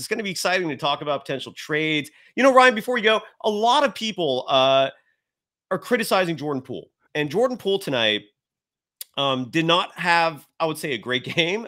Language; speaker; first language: English; native; English